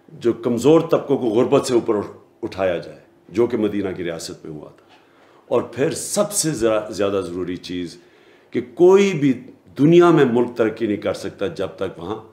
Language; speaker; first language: Urdu; native; Urdu